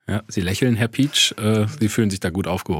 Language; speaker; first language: German; native; German